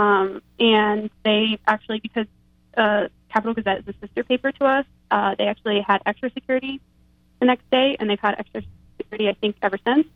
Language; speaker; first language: English; native; English